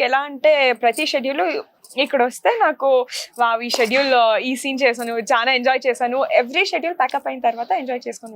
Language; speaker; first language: Telugu; non-native, local second language; Kannada